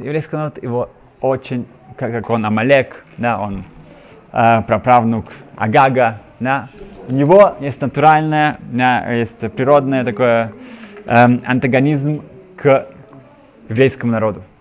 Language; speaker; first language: Russian; native; Russian